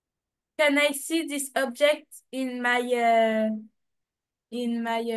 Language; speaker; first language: English; non-native, learner; French